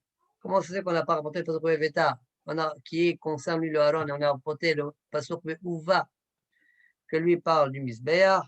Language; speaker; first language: French; native; French